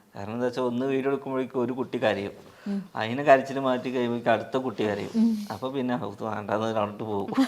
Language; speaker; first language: Malayalam; native; Malayalam